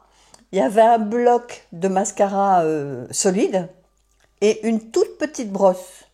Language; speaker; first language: French; native; French